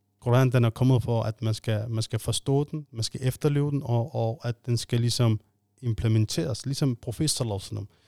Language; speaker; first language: Danish; non-native, fluent; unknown